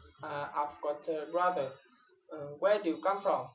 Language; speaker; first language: English; non-native, learner; Vietnamese